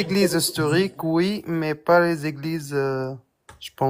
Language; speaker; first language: French; non-native, learner; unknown